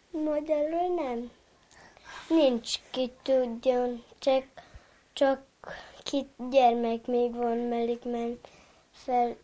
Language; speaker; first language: Hungarian; early bilingual, heritage; Hungarian